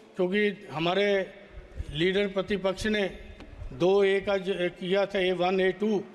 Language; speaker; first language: Hindi; native; Hindi